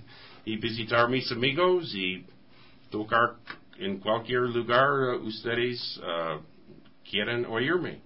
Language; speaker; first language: Spanish; non-native, learner; English